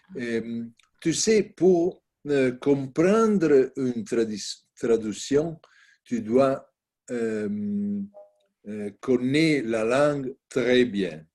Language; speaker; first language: French; non-native, learner; Italian